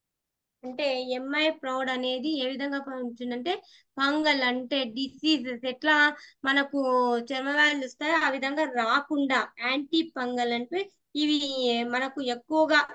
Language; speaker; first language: Telugu; native; Telugu